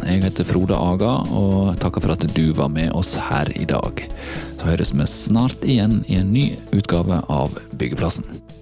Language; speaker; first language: Norwegian; native; Norwegian